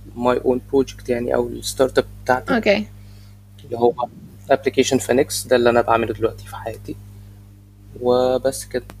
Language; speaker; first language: Arabic; native; Arabic